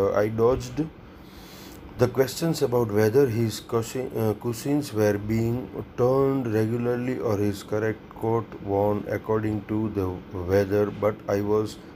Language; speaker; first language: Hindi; non-native, local second language; Gujarati